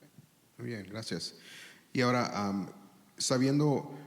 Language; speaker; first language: Spanish; early bilingual, heritage; Spanish